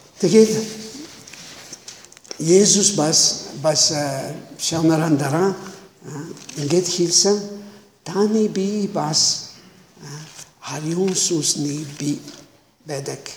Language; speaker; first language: Mongolian; non-native, learner; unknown